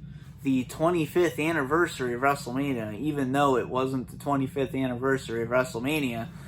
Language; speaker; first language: English; native; English